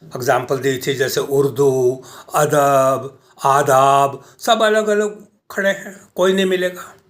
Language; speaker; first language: Urdu; native; Urdu